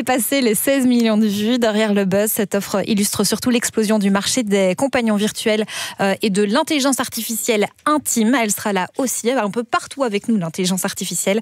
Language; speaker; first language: French; native; French